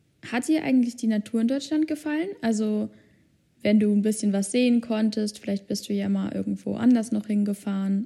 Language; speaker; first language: German; native; German